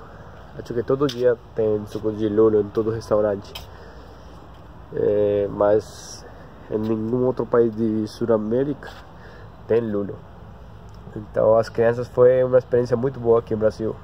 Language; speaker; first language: Portuguese; non-native, learner; Spanish